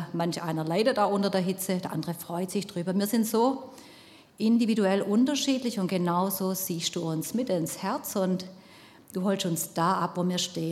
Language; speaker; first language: German; native; German